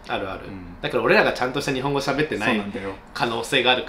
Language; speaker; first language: Japanese; native; Japanese